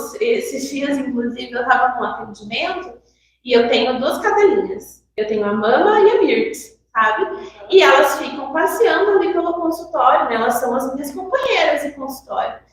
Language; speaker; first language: Portuguese; native; Portuguese